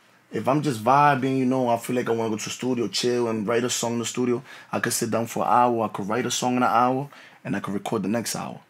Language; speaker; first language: English; early bilingual, other home language; Spanish